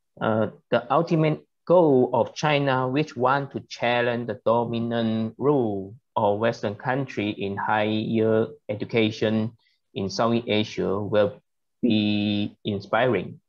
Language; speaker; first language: English; non-native, learner; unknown